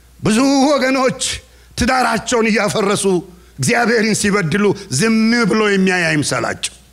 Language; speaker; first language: Amharic; non-native, local second language; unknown